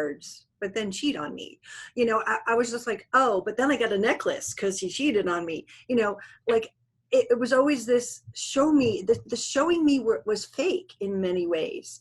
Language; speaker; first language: English; native; English